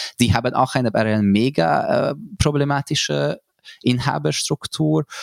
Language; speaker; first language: German; non-native, fluent; Hungarian